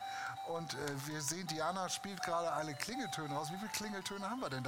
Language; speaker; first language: German; native; German